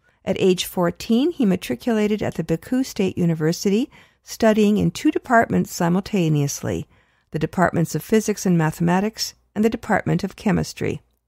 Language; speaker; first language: English; native; English